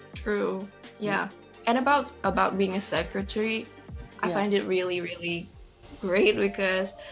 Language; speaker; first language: English; non-native, fluent; Indonesian